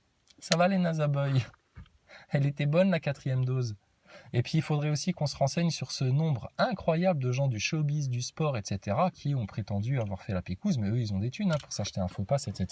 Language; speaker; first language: French; native; French